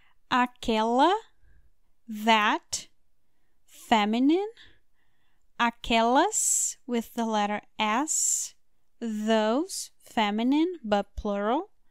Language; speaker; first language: English; non-native, learner; Portuguese